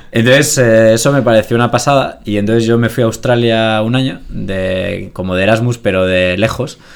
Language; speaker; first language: Spanish; native; Spanish